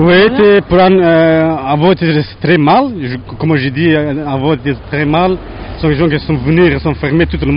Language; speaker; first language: French; non-native, learner; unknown